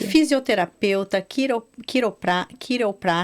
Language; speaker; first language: Portuguese; native; Portuguese